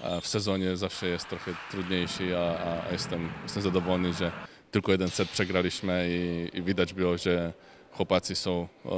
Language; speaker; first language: Polish; non-native, fluent; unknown